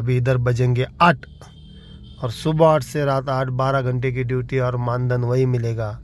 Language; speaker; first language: Hindi; non-native, local second language; Marathi